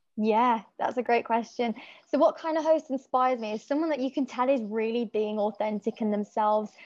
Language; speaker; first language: English; native; English